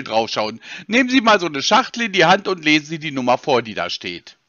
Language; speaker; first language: German; native; German